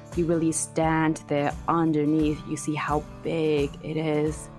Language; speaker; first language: English; non-native, fluent; Chinese